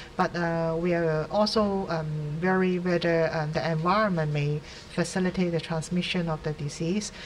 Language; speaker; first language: English; non-native, local second language; Cantonese